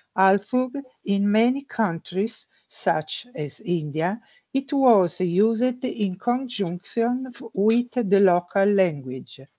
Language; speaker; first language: English; non-native, learner; Italian